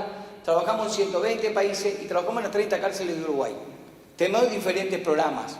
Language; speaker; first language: Spanish; native; Spanish